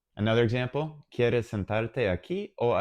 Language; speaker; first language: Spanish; non-native, fluent; English